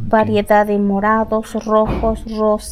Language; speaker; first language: Spanish; native; Spanish